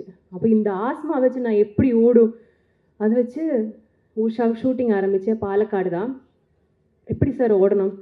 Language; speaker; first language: Tamil; non-native, learner; Malayalam